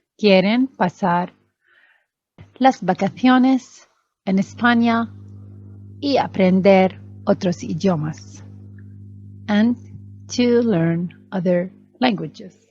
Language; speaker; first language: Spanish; non-native, fluent; Arabic